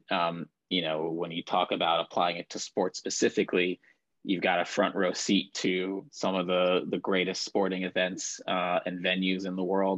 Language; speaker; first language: English; native; English